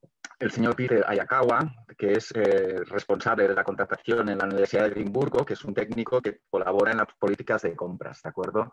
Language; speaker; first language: Spanish; native; Spanish